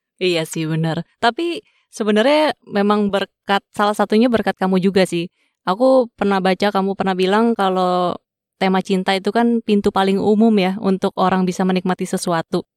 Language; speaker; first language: Indonesian; native; Indonesian